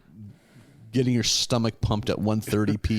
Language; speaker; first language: English; native; English